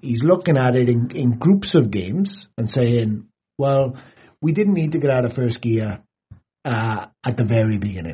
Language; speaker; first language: English; native; English